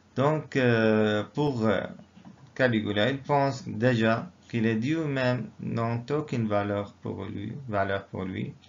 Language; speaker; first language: French; non-native, local second language; Arabic